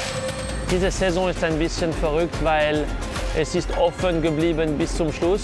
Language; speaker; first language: German; non-native, local second language; French